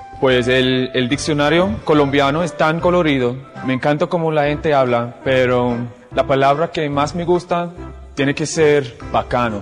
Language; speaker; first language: Spanish; non-native, fluent; English